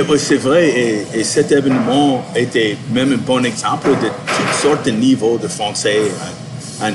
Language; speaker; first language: French; non-native, fluent; English